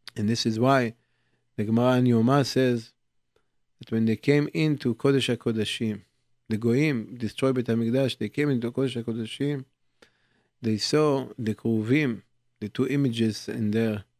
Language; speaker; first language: English; non-native, fluent; Hebrew